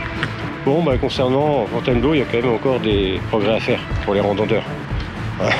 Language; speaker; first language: French; native; French